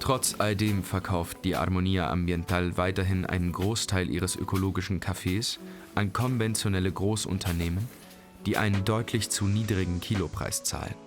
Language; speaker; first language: German; native; German